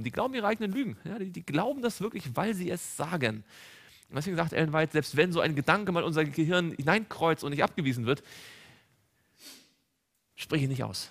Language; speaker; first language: German; native; German